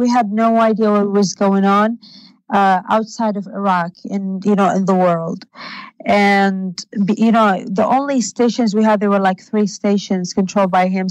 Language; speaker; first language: English; non-native, fluent; Arabic